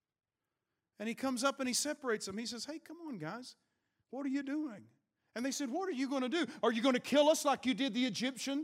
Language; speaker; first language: English; native; English